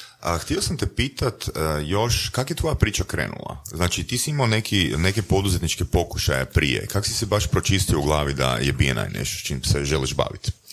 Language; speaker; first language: Croatian; native; Croatian